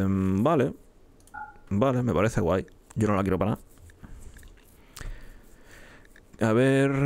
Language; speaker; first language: Spanish; native; Spanish